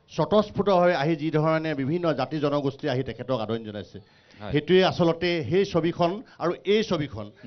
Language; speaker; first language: Assamese; native; Assamese